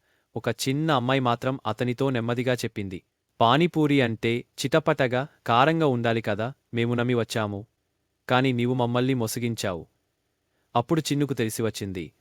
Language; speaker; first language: Telugu; native; Telugu